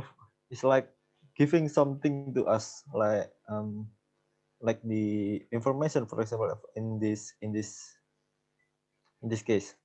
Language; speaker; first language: English; non-native, learner; Indonesian